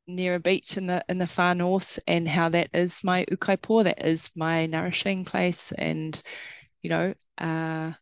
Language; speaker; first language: English; native; English